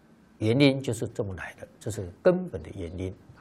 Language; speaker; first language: Chinese; native; Chinese